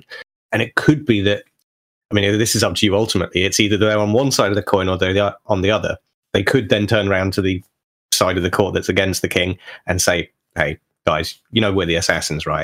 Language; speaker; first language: English; native; English